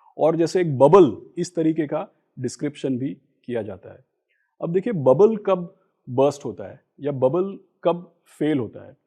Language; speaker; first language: Hindi; non-native, local second language; Gujarati